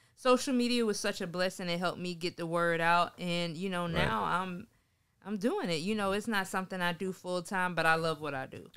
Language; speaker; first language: English; native; English